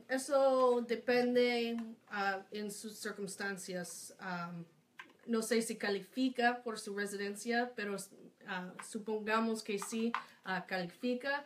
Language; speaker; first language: Spanish; non-native, fluent; English